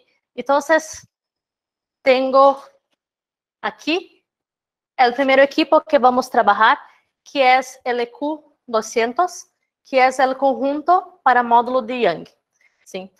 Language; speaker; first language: Spanish; non-native, fluent; Portuguese